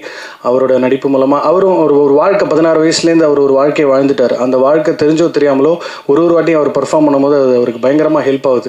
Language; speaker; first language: Tamil; native; Tamil